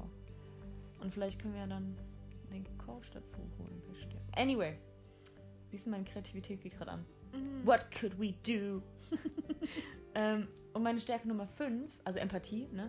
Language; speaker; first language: German; native; German